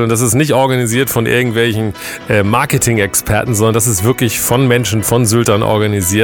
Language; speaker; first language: German; native; German